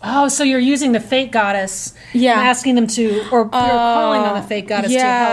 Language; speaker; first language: English; native; English